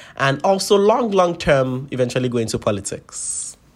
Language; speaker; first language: English; non-native, local second language; Yoruba